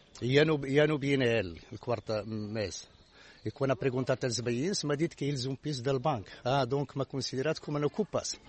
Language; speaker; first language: Catalan; non-native, learner; Arabic